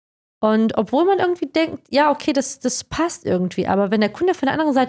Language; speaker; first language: German; native; German